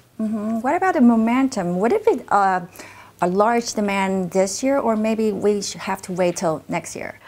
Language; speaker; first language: English; non-native, fluent; Chinese